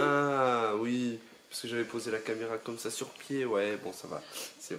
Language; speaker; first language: French; native; French